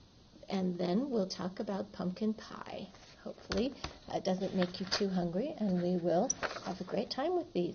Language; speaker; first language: English; native; English